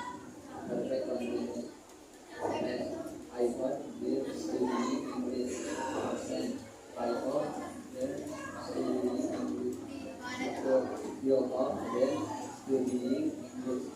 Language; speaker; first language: English; non-native, learner; Indonesian